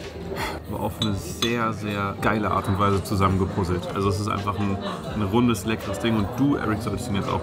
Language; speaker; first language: German; native; German